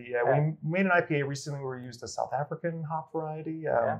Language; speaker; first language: English; native; English